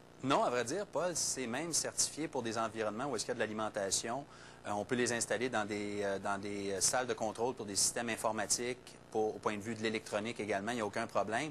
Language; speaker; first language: French; native; French